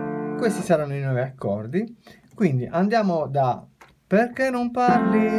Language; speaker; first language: Italian; native; Italian